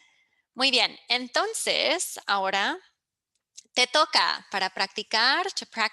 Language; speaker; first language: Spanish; early bilingual, heritage; English